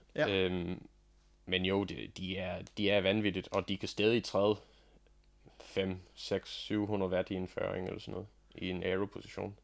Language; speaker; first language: Danish; non-native, fluent; English